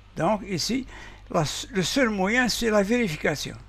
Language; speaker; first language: French; non-native, local second language; Arabic